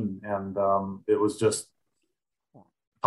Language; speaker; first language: English; native; English